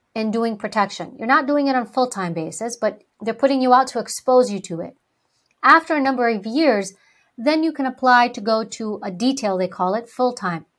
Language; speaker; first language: English; early bilingual, other home language; Greek